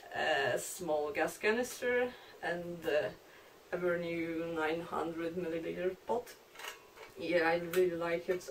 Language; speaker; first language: English; non-native, fluent; Polish